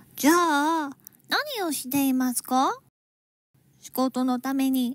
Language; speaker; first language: Japanese; non-native, learner; English